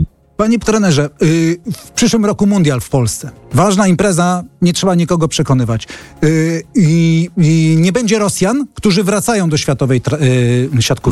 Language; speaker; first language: Polish; native; Polish